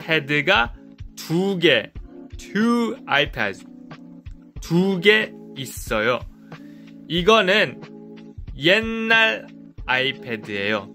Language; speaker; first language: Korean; non-native, fluent; English